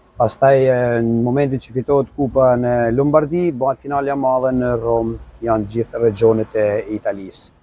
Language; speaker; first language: Albanian; native; Albanian